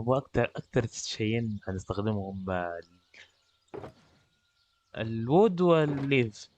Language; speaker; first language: Arabic; native; Arabic